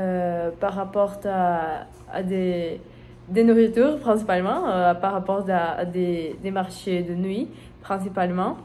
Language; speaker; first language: French; non-native, learner; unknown